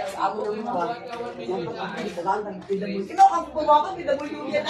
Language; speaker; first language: Filipino; non-native, local second language; Cebuano